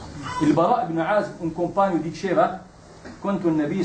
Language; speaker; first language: Italian; non-native, fluent; Arabic